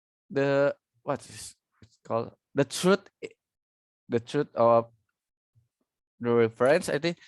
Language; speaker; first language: English; non-native, learner; Indonesian